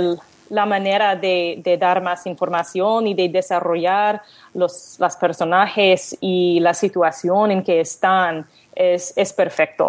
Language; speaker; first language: Spanish; non-native, learner; English